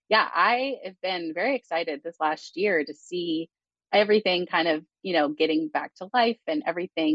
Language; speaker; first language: English; native; English